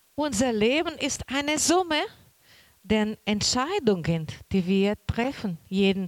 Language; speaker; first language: German; non-native, learner; Portuguese